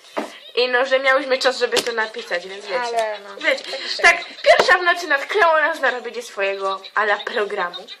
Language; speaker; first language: Polish; native; Polish